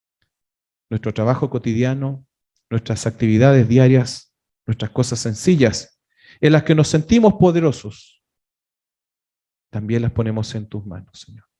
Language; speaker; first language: Spanish; native; Spanish